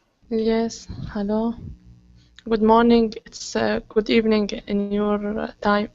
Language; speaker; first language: English; non-native, learner; Arabic